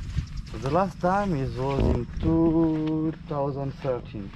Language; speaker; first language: English; non-native, learner; French